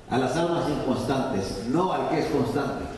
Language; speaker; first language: Spanish; native; Spanish